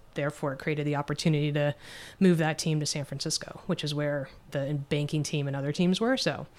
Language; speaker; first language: English; native; English